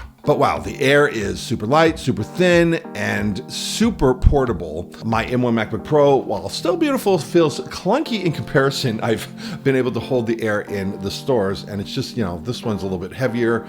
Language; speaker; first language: English; native; English